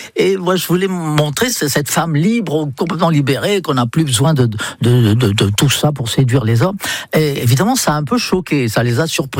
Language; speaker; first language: French; non-native, fluent; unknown